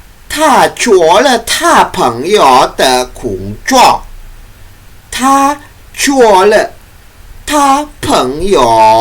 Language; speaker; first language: Chinese; non-native, learner; Indonesian